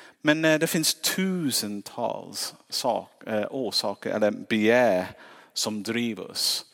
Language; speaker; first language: Swedish; non-native, fluent; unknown